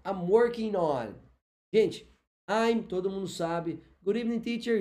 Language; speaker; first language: English; non-native, fluent; Portuguese